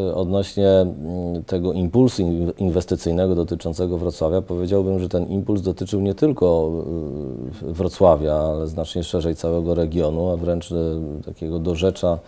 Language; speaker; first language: Polish; native; Polish